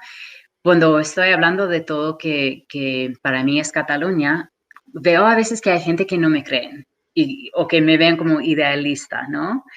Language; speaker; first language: Spanish; non-native, fluent; English